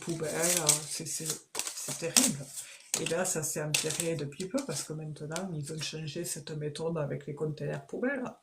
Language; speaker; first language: French; native; French